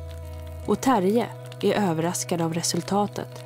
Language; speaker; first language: Swedish; native; Swedish